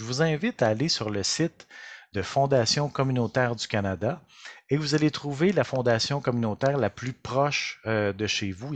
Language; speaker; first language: French; native; French